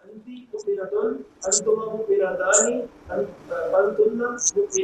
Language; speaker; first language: Arabic; non-native, learner; Urdu